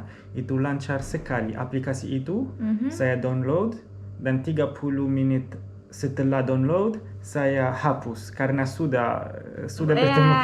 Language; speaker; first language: Indonesian; non-native, learner; Arabic